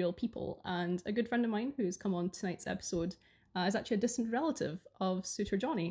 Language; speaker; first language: English; early bilingual, other home language; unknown